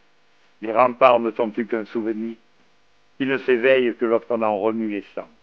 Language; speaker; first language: French; native; French